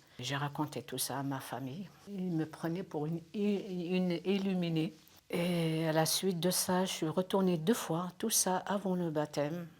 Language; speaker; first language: French; non-native, local second language; Kabyle